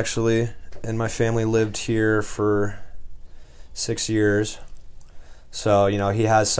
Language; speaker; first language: English; native; English